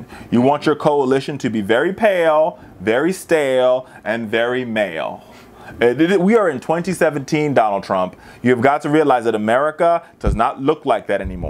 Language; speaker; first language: English; native; English